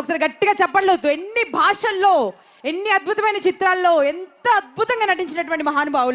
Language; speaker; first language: Telugu; native; Telugu